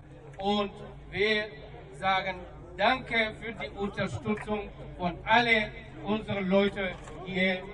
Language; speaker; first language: German; non-native, fluent; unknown